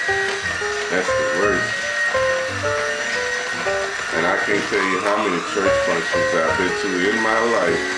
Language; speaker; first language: English; native; English